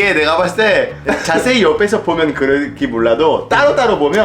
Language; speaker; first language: Korean; non-native, fluent; French